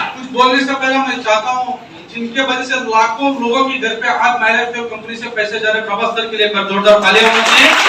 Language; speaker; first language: Hindi; non-native, local second language; Kannada